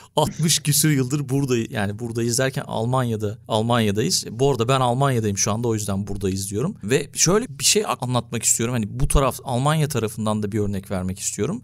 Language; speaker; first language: Turkish; early bilingual, heritage; Turkish